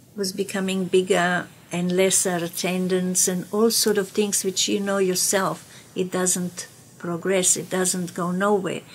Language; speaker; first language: English; non-native, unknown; Slovenian